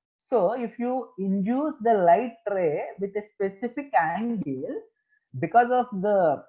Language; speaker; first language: English; non-native, local second language; Telugu